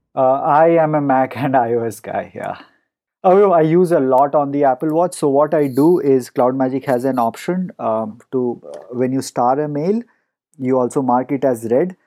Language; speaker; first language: English; non-native, local second language; Hindi